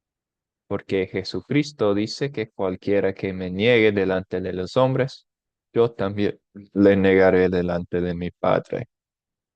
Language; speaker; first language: Spanish; non-native, fluent; English